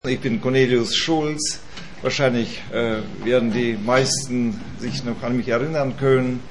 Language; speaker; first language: German; early bilingual, heritage; German